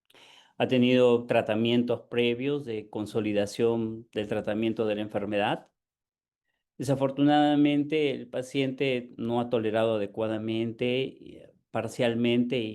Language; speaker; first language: Spanish; native; Spanish